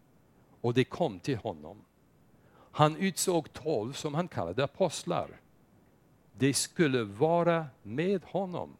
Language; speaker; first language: Swedish; non-native, fluent; English